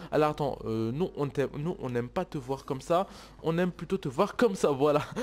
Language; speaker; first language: French; native; French